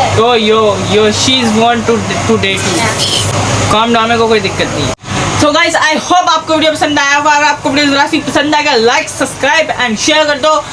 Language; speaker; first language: Hindi; native; Hindi